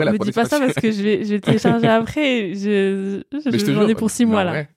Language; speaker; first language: French; native; French